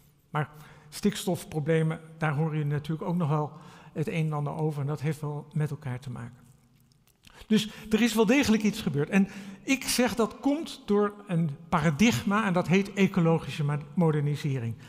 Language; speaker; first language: Dutch; native; Dutch